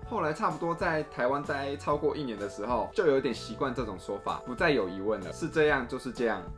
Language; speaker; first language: Chinese; non-native, fluent; Korean